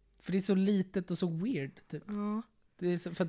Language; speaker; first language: Swedish; native; Swedish